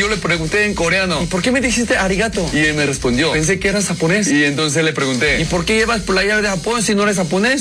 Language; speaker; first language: Spanish; non-native, fluent; Korean